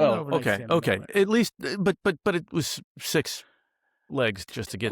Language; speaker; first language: English; native; English